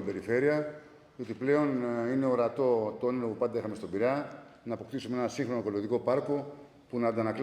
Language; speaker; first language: Greek; native; Greek